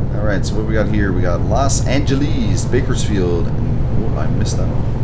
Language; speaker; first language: English; native; English